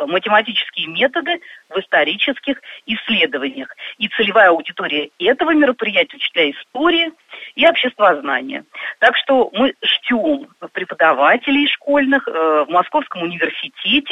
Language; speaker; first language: Russian; native; Russian